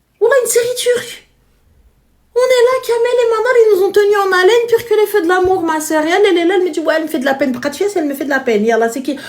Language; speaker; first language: French; native; French